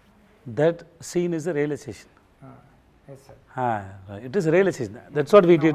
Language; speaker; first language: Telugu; non-native, local second language; Tamil